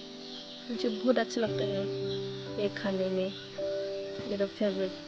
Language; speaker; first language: Hindi; non-native, local second language; Kok Borok